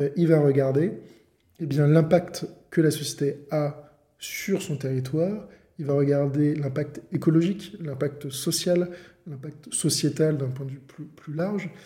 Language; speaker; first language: French; native; French